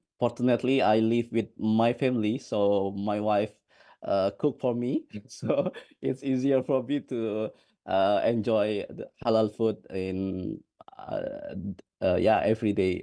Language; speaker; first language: English; non-native, fluent; Indonesian